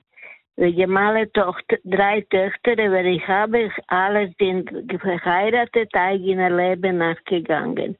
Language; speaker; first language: German; non-native, learner; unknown